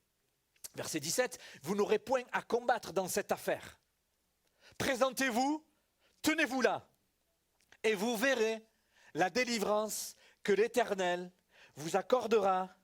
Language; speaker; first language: French; native; French